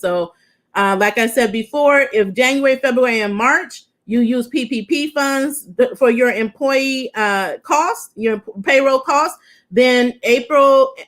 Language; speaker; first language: English; native; English